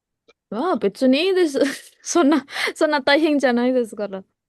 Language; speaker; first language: Japanese; non-native, learner; Indonesian